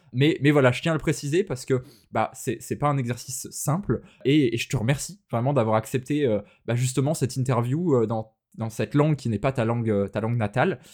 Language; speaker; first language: French; native; French